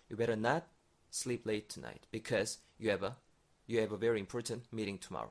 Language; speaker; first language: English; non-native, fluent; Korean